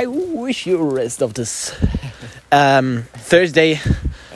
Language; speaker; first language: English; non-native, learner; German